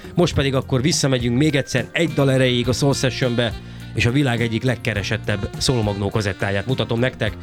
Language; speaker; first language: Hungarian; native; Hungarian